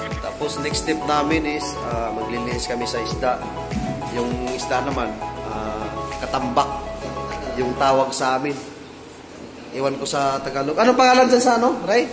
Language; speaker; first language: Filipino; non-native, local second language; Cebuano